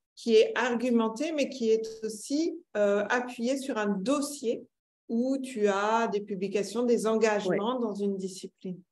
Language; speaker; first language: French; native; French